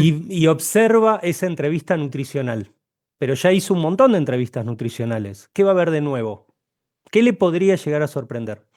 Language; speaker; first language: Spanish; native; Spanish